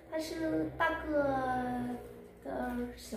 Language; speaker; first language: Chinese; non-native, learner; Vietnamese